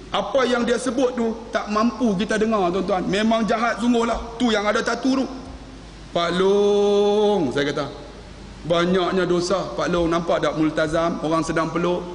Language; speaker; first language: Malay; native; Malay